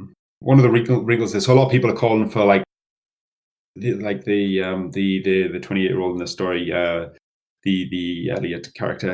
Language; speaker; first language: English; native; English